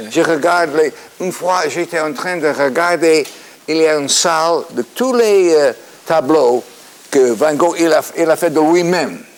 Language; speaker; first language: French; non-native, fluent; English